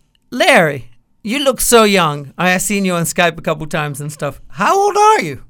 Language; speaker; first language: English; native; English